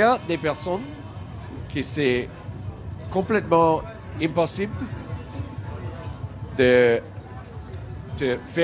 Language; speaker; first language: French; non-native, learner; English